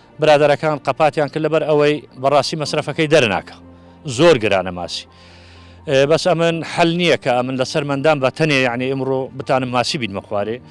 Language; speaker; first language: Central Kurdish; native; Central Kurdish